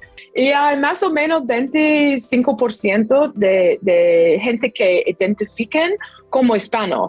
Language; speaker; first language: Spanish; non-native, fluent; English